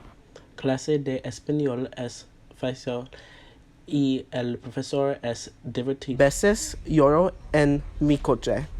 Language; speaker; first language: Spanish; non-native, learner; English